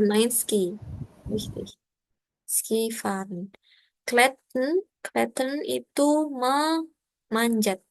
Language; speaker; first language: German; non-native, learner; Indonesian